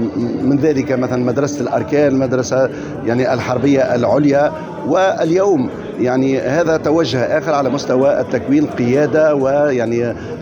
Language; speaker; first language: Arabic; native; Arabic